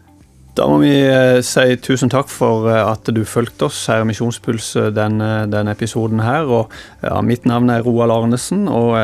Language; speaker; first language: Norwegian; native; Norwegian